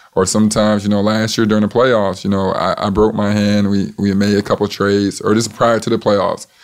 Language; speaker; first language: English; native; English